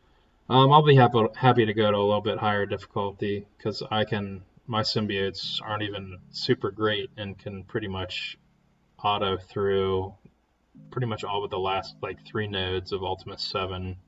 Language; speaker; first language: English; native; English